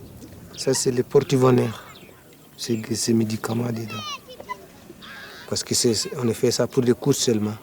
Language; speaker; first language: French; non-native, local second language; Fula